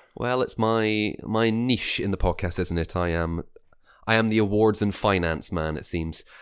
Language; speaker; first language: English; native; English